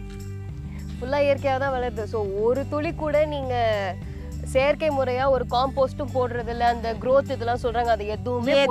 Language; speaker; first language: Tamil; native; Tamil